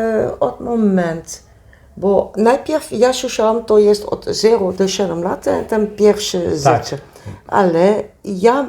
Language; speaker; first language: Polish; non-native, learner; Dutch